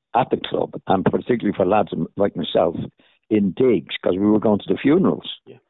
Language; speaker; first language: English; native; English